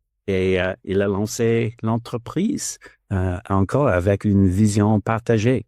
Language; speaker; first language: French; non-native, learner; English